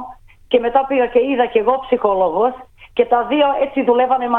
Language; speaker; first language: Greek; early bilingual, heritage; Greek